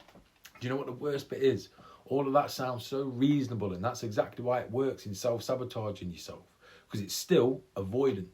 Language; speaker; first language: English; native; English